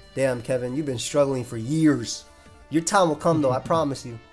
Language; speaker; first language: English; native; English